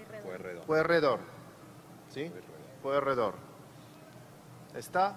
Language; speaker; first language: Spanish; non-native, fluent; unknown